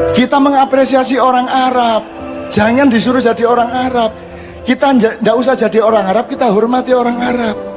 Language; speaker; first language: Indonesian; non-native, local second language; Javanese